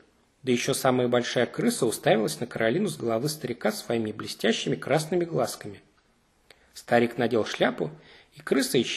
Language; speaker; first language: Russian; native; Russian